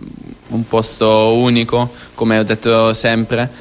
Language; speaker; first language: Italian; non-native, fluent; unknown